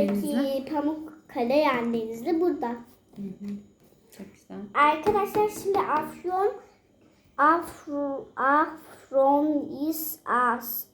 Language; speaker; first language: Turkish; native; Turkish